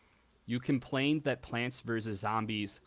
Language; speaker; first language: English; native; English